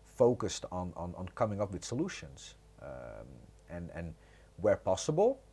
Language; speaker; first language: English; non-native, fluent; Croatian